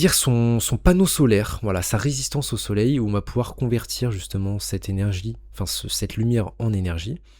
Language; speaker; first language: French; native; French